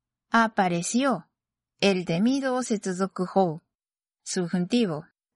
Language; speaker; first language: Spanish; non-native, fluent; Japanese